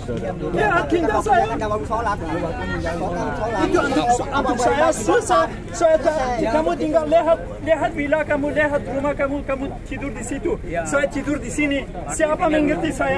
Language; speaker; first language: Indonesian; non-native, learner; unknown